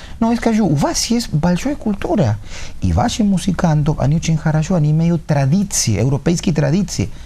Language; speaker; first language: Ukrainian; non-native, learner; Spanish